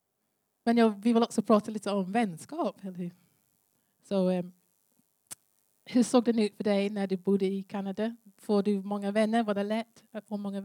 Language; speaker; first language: Swedish; non-native, learner; English